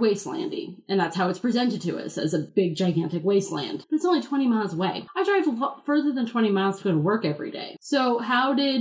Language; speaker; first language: English; native; English